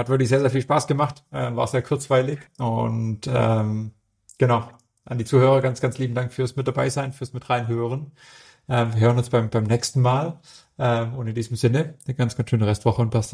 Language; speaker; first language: German; native; German